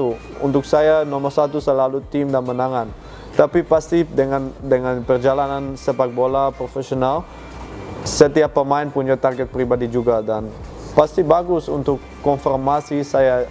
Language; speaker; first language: Indonesian; non-native, fluent; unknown